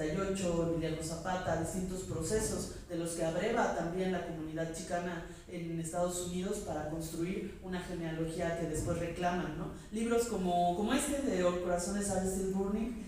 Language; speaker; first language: Spanish; native; Spanish